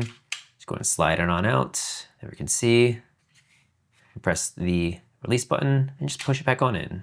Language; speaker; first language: English; native; English